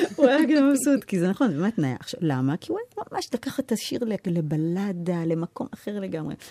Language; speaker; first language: Hebrew; early bilingual, heritage; Hebrew